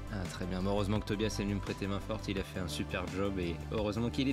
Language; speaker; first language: French; native; French